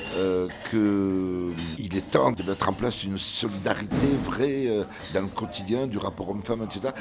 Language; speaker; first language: French; early bilingual, other home language; Kabyle